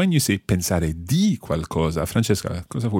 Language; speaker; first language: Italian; non-native, fluent; English